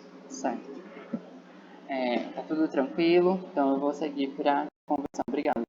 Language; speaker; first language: Portuguese; native; Portuguese